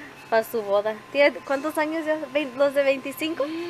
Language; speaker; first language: Spanish; early bilingual, heritage; Spanish